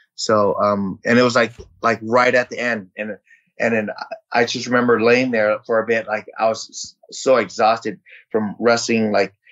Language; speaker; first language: English; early bilingual, other home language; Vietnamese